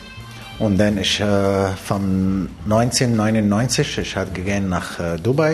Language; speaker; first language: German; non-native, learner; Arabic